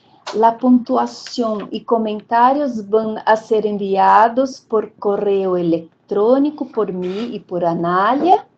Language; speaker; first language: Spanish; non-native, fluent; Portuguese